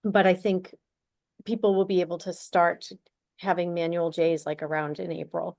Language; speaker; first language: English; native; English